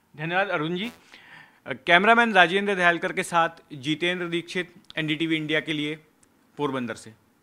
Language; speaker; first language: Hindi; native; Hindi